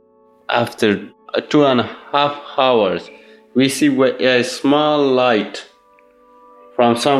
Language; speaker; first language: English; non-native, learner; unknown